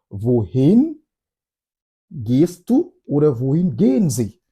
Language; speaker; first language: German; non-native, fluent; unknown